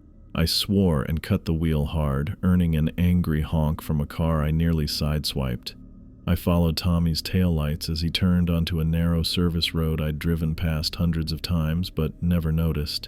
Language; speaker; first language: English; native; English